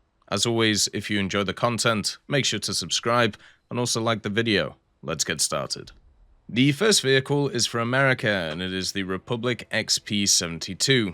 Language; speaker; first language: English; native; English